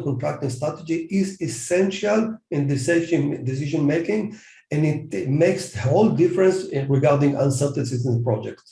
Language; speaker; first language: English; non-native, fluent; Hebrew